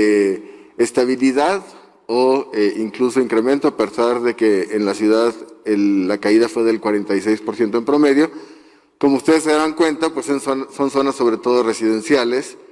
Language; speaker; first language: Spanish; native; Spanish